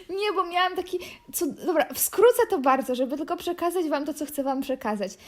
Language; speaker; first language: Polish; native; Polish